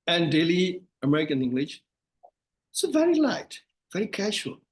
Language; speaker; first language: English; non-native, fluent; Burmese